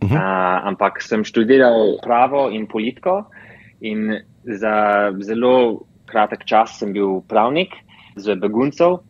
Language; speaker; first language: Slovenian; early bilingual, heritage; English